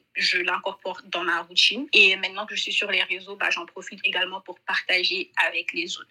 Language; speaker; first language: French; non-native, local second language; Bambara